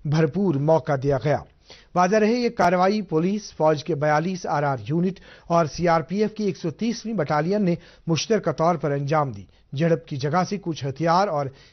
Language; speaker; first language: Urdu; non-native, local second language; Kashmiri